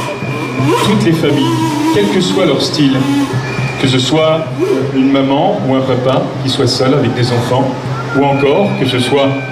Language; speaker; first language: French; native; French